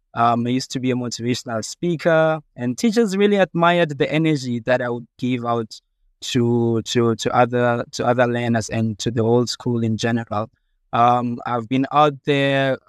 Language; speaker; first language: English; non-native, local second language; Southern Sotho